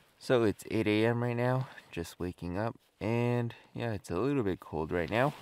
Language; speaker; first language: English; native; English